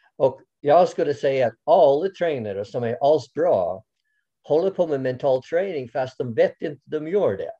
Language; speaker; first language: Swedish; non-native, fluent; English